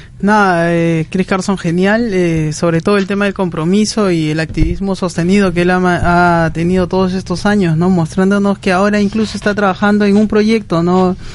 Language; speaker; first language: Spanish; native; Spanish